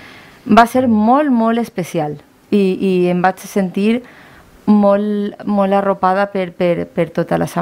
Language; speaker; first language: Catalan; non-native, local second language; Spanish